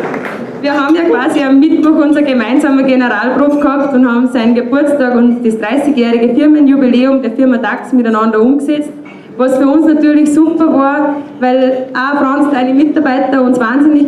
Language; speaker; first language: German; native; German